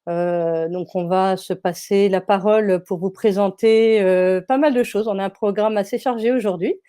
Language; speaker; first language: French; native; French